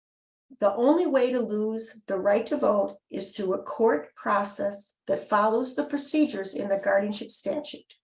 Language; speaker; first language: English; native; English